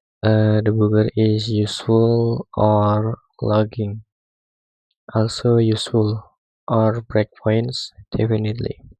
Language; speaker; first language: English; non-native, learner; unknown